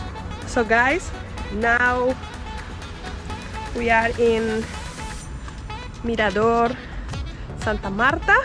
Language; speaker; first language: English; non-native, learner; Spanish